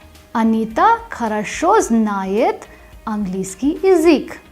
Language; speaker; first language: Russian; non-native, fluent; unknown